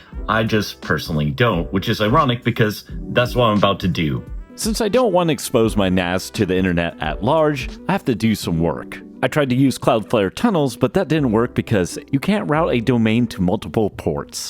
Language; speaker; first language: English; native; English